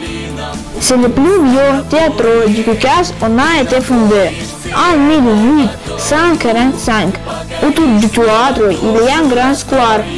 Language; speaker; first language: French; non-native, learner; Russian